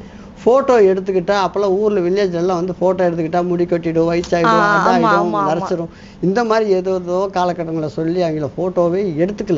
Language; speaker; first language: Tamil; native; Tamil